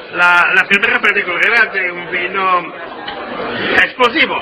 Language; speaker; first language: Spanish; non-native, learner; French